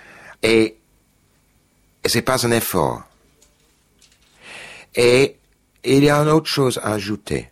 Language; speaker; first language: French; non-native, fluent; English